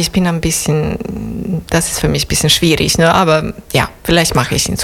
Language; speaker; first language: German; non-native, fluent; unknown